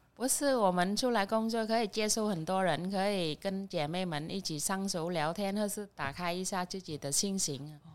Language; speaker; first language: Chinese; non-native, fluent; Vietnamese